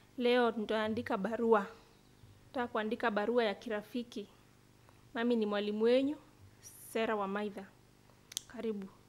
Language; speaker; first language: Swahili; non-native, local second language; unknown